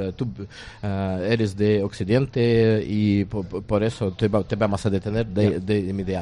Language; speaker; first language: Spanish; non-native, learner; Russian